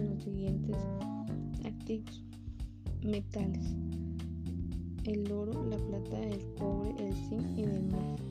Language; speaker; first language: Spanish; native; Spanish